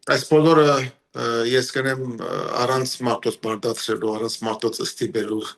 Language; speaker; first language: Armenian; early bilingual, heritage; Armenian